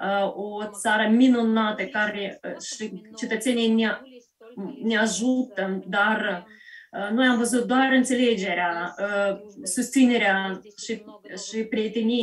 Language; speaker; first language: Romanian; early bilingual, heritage; Romanian